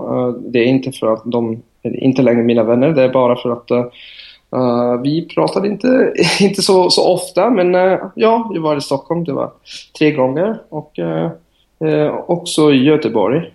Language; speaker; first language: Swedish; non-native, fluent; Italian